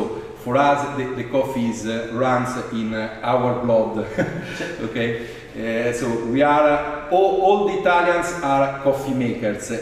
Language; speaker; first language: English; non-native, fluent; Italian